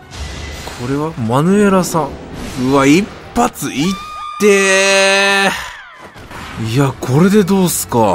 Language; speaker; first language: Japanese; native; Japanese